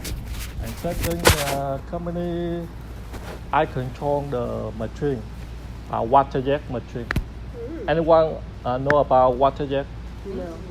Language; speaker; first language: English; non-native, learner; Vietnamese